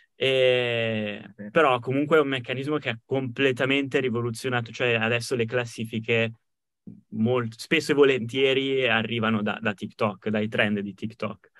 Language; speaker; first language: Italian; native; Italian